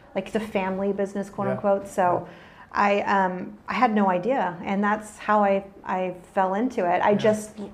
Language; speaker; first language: English; native; English